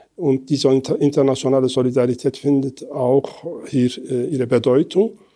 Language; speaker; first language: German; non-native, fluent; Kurdish